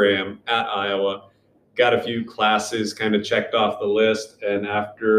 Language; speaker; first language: English; native; English